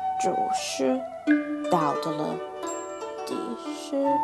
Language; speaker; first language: Chinese; non-native, learner; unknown